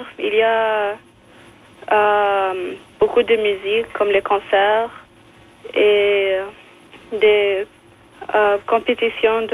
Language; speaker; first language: French; non-native, local second language; English